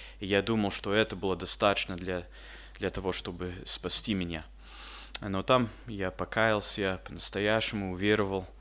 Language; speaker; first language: Russian; early bilingual, heritage; English